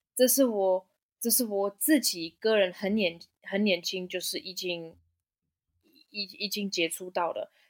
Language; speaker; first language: Chinese; non-native, fluent; German